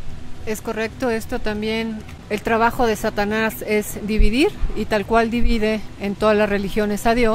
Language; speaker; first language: Spanish; native; Spanish